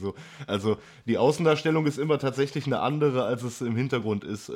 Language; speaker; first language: German; native; German